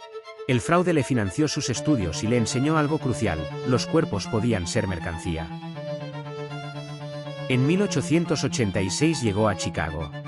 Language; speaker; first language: Spanish; native; Spanish